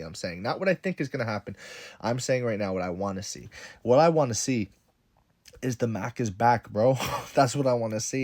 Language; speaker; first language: English; native; English